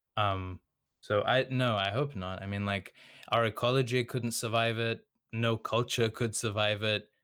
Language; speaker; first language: English; non-native, local second language; Serbian